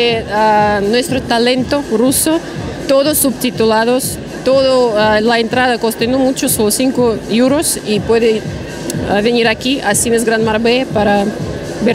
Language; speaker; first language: Spanish; non-native, learner; Russian